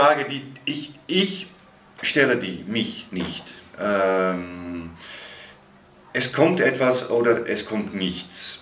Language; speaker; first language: German; non-native, fluent; Dutch